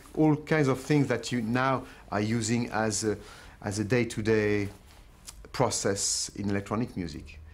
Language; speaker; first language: English; non-native, fluent; French